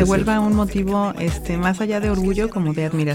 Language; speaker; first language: Spanish; native; Spanish